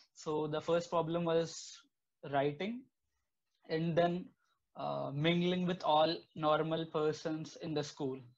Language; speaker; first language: English; non-native, local second language; Telugu